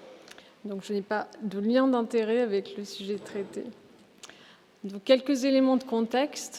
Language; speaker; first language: French; native; French